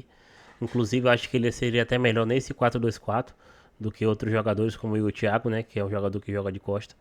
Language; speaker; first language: Portuguese; native; Portuguese